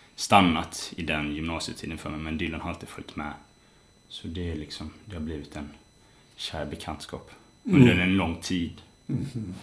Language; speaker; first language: Swedish; native; Swedish